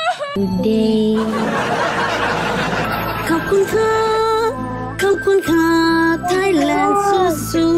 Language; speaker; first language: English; non-native, learner; Vietnamese